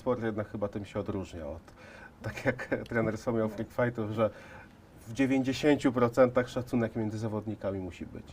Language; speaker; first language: Polish; native; Polish